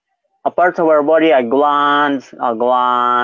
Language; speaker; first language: English; non-native, learner; Spanish